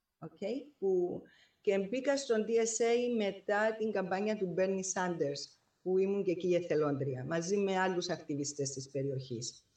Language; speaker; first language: Greek; native; Greek